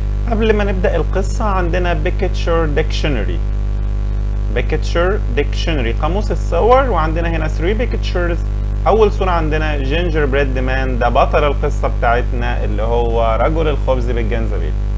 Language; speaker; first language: Arabic; native; Arabic